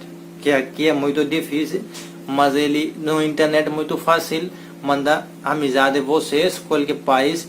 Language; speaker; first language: Portuguese; non-native, learner; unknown